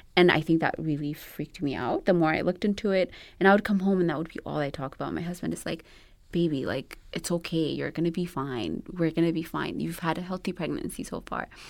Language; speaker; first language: English; non-native, local second language; Amharic